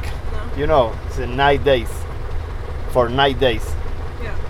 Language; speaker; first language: English; non-native, learner; Spanish